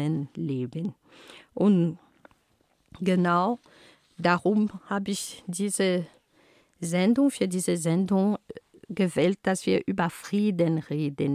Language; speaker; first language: German; non-native, fluent; Ghomala